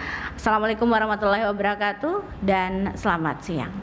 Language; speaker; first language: Indonesian; native; Indonesian